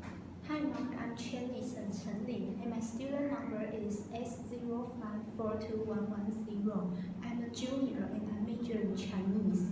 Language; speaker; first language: English; non-native, learner; Chinese